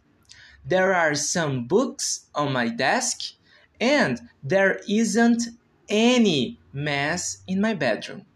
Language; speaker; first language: English; non-native, learner; Portuguese